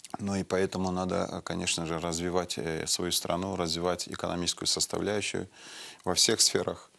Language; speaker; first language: Russian; non-native, local second language; Azerbaijani